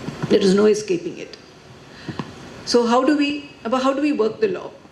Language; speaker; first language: English; non-native, local second language; Malayalam